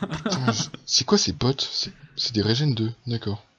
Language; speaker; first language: French; native; French